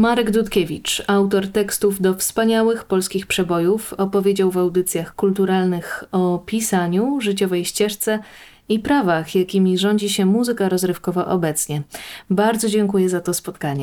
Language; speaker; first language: Polish; native; Polish